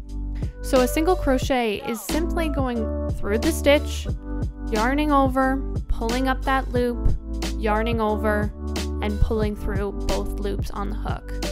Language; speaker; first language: English; native; English